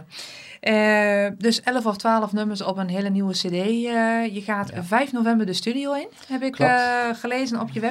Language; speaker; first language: Dutch; native; Dutch